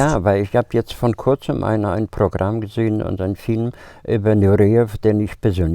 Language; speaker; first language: German; non-native, fluent; Polish